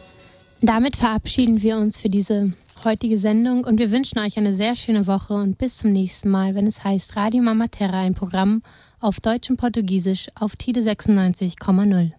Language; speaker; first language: German; native; German